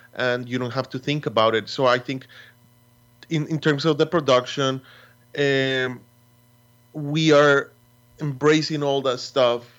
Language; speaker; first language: English; non-native, fluent; Spanish